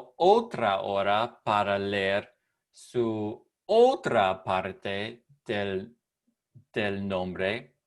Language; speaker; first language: Spanish; non-native, learner; English